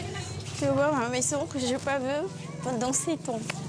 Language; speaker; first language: French; non-native, learner; Filipino